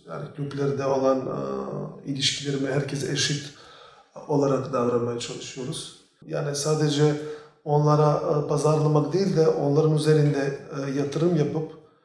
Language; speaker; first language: Turkish; non-native, fluent; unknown